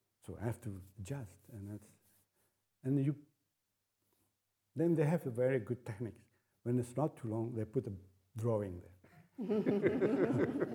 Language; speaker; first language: English; non-native, fluent; Indonesian